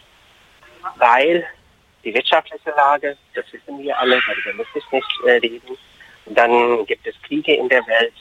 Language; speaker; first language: German; non-native, fluent; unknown